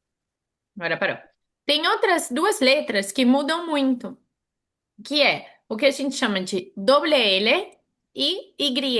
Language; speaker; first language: Portuguese; non-native, fluent; Spanish